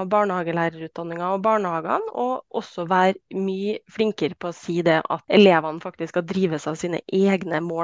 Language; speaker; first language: Norwegian; native; Norwegian